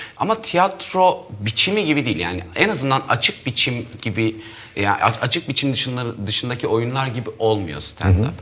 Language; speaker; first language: Turkish; native; Turkish